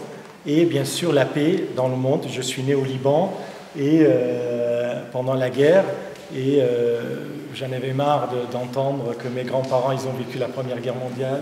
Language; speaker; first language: French; non-native, local second language; Armenian